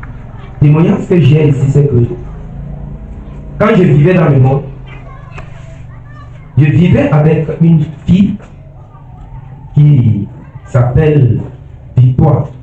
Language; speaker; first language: French; non-native, local second language; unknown